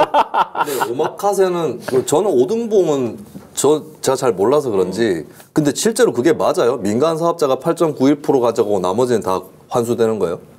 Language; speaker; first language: Korean; native; Korean